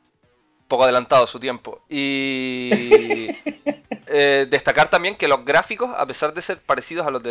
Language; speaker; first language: Spanish; native; Spanish